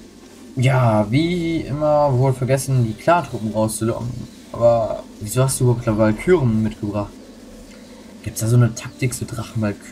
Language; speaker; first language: German; native; German